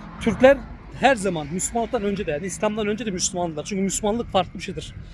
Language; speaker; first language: Turkish; early bilingual, heritage; Turkish